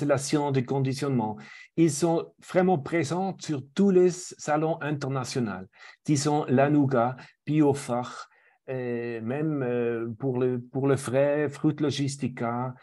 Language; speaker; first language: French; non-native, fluent; German